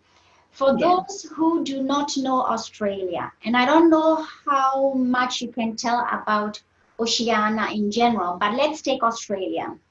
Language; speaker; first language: English; non-native, fluent; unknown